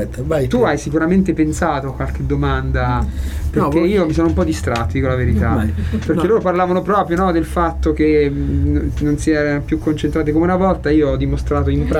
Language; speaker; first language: Italian; native; Italian